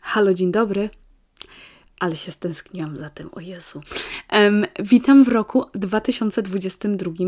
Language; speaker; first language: Polish; native; Polish